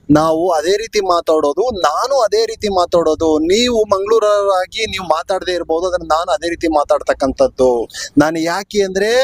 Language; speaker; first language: Kannada; native; Kannada